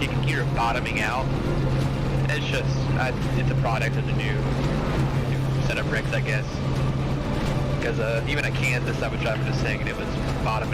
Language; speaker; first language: English; native; English